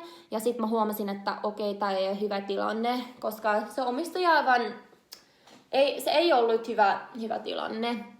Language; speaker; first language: Finnish; non-native, learner; English